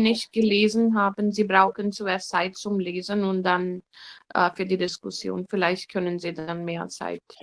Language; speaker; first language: German; non-native, fluent; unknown